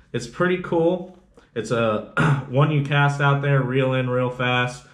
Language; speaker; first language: English; native; English